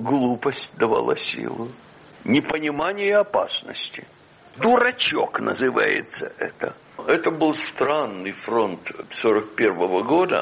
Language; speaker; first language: Russian; native; Russian